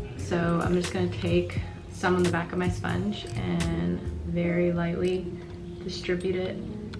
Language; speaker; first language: English; native; English